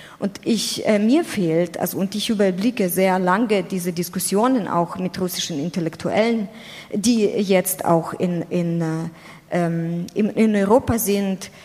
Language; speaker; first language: German; non-native, fluent; Ukrainian